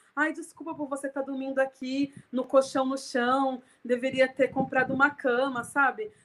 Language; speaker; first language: Portuguese; native; Portuguese